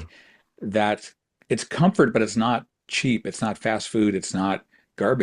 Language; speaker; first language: English; native; English